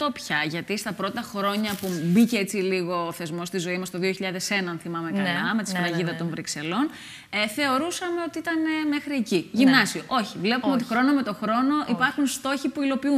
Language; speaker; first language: Greek; native; Greek